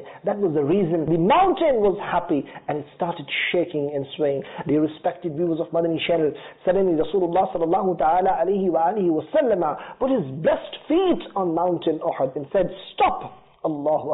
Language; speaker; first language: English; non-native, local second language; Urdu